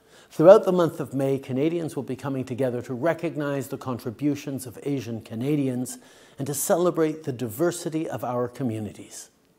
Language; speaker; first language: English; native; English